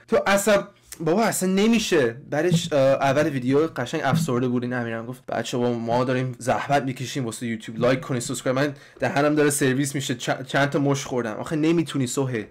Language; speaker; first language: Persian; early bilingual, heritage; Persian